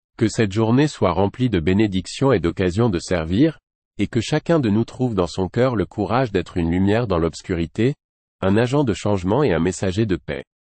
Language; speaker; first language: French; non-native, local second language; Haitian Creole